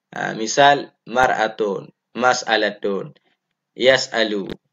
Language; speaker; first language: Arabic; non-native, fluent; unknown